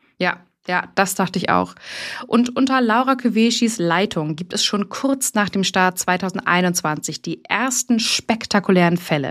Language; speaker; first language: German; native; German